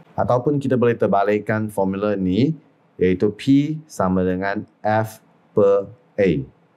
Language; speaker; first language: Malay; non-native, local second language; Chinese